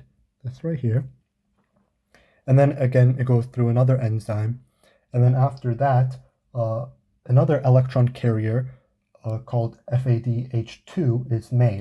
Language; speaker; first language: English; native; English